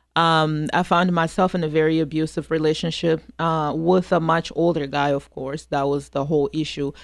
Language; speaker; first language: English; non-native, fluent; French